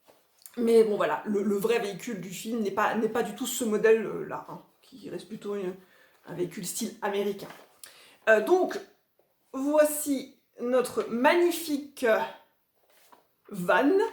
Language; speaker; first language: French; native; French